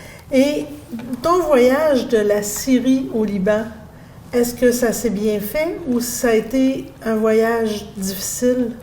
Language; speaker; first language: French; native; French